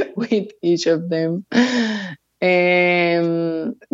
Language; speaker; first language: English; early bilingual, other home language; Spanish